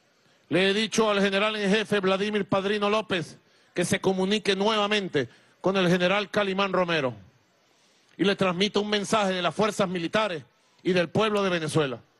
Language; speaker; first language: Spanish; native; Spanish